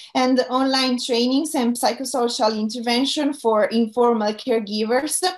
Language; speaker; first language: English; non-native, fluent; Italian